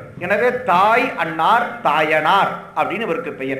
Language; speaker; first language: Tamil; native; Tamil